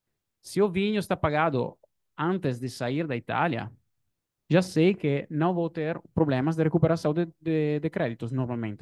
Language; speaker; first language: Portuguese; non-native, fluent; Italian